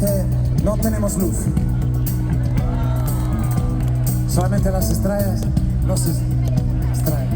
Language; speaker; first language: Spanish; non-native, learner; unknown